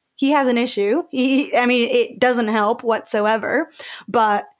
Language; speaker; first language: English; early bilingual, other home language; Spanish